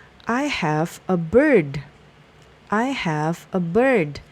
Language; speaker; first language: English; non-native, fluent; Indonesian